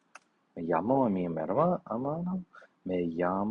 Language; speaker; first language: Spanish; non-native, learner; English